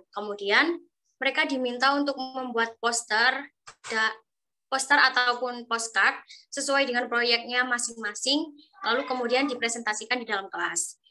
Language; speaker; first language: Indonesian; native; Indonesian